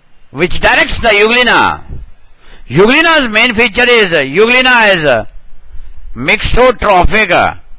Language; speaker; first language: English; non-native, local second language; Hindi